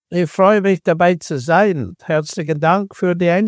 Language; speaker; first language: German; non-native, fluent; English